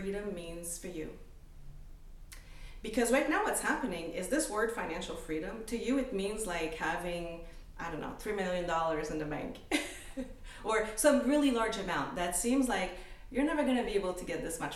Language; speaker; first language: English; native; English